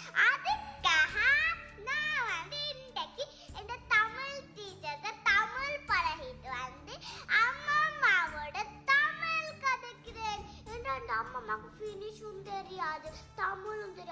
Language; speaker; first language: Tamil; early bilingual, heritage; Tamil